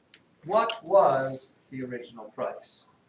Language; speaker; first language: English; native; English